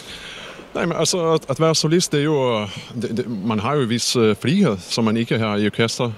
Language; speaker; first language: Danish; non-native, fluent; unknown